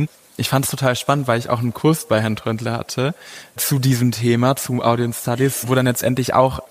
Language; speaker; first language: German; native; German